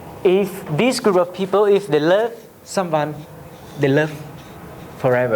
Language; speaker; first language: English; non-native, learner; Lao